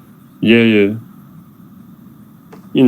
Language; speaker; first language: English; non-native, learner; Russian